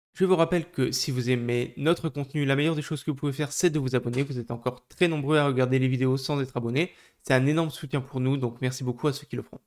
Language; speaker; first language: French; native; French